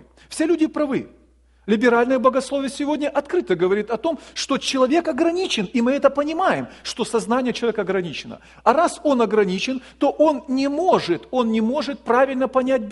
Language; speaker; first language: Russian; native; Russian